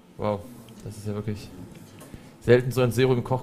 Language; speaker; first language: German; native; German